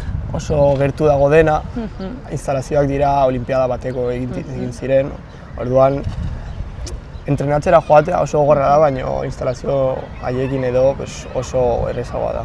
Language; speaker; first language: Basque; non-native, local second language; Spanish